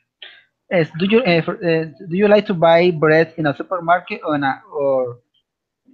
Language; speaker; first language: English; non-native, learner; Spanish